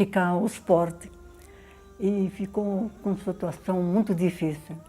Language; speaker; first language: Portuguese; non-native, learner; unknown